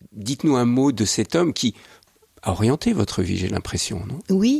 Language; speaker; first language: French; native; French